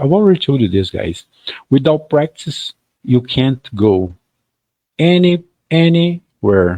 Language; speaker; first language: English; non-native, fluent; Portuguese